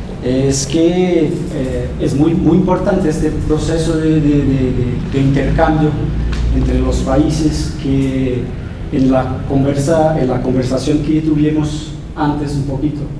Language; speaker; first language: Spanish; non-native, fluent; Portuguese